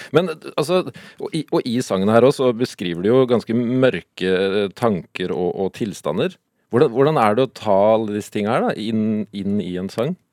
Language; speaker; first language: Norwegian; native; Norwegian